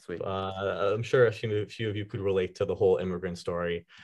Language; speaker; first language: English; native; English